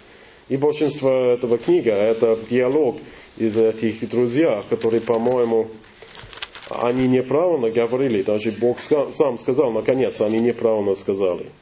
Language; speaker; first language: Russian; non-native, learner; English